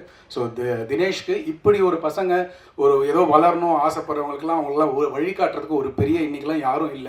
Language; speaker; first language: Tamil; native; Tamil